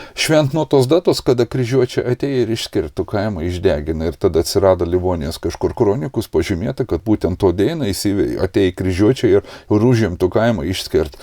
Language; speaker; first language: Lithuanian; native; Lithuanian